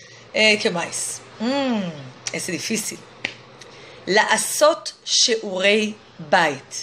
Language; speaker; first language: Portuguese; non-native, fluent; Hebrew